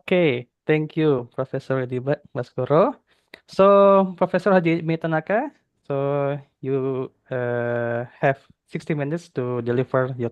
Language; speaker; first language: English; non-native, fluent; Indonesian